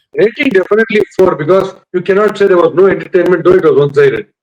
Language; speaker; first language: English; non-native, local second language; Tamil